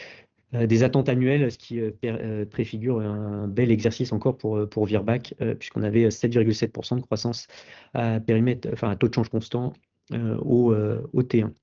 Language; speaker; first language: French; native; French